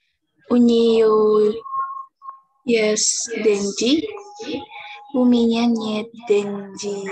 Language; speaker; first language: Russian; non-native, learner; Indonesian